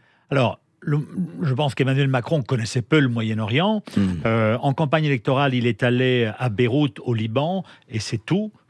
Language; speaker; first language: French; native; French